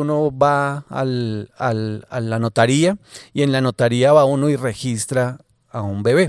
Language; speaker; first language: Spanish; native; Spanish